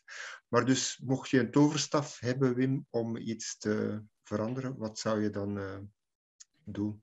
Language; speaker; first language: Dutch; native; Dutch